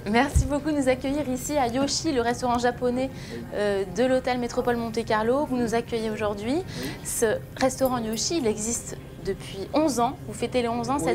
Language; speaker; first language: French; native; French